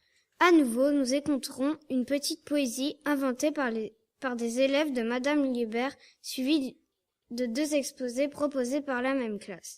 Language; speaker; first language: French; native; French